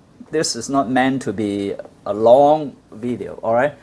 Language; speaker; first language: English; non-native, local second language; Cantonese